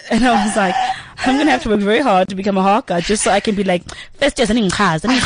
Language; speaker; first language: English; non-native, local second language; Zulu